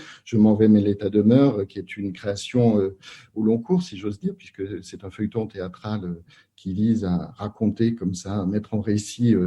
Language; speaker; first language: French; native; French